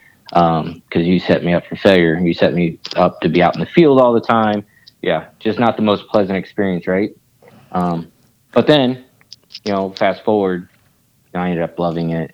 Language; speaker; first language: English; native; English